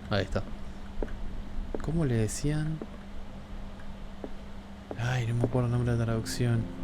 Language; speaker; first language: Spanish; native; Spanish